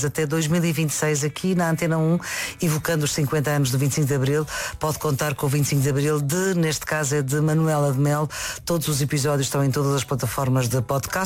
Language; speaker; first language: Portuguese; native; Portuguese